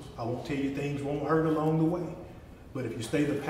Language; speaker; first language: English; native; English